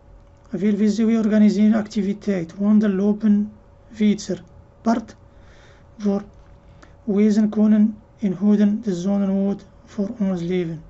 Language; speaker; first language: Dutch; non-native, learner; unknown